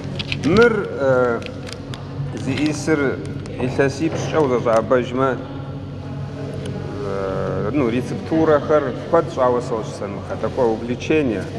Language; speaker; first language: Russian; non-native, local second language; Adyghe